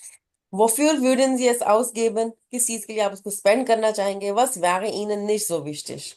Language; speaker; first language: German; non-native, fluent; Urdu